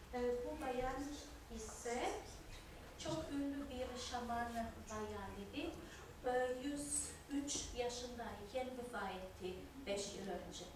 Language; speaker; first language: Turkish; non-native, fluent; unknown